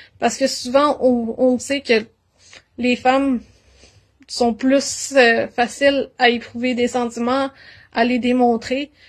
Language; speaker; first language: French; native; French